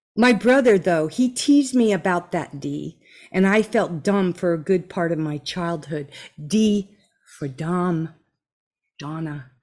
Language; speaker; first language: English; native; English